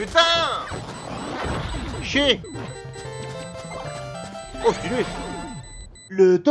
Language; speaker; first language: French; native; French